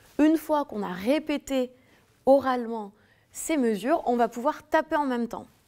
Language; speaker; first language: French; native; French